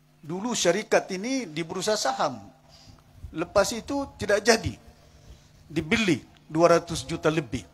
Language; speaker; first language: Malay; non-native, local second language; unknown